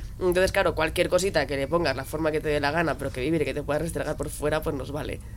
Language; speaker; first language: Spanish; native; Spanish